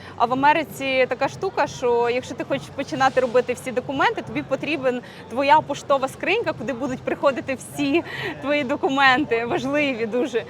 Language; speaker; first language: Ukrainian; native; Ukrainian